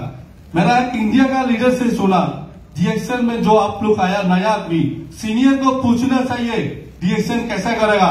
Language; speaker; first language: Hindi; non-native, learner; Bangla